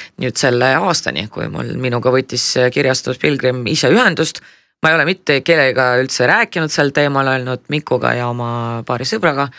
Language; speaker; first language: Estonian; non-native, local second language; Russian